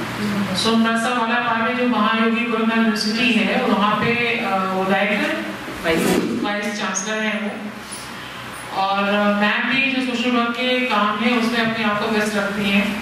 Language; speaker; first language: Hindi; native; Hindi